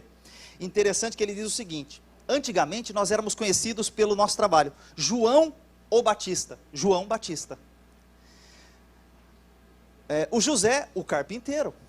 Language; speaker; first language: Portuguese; native; Portuguese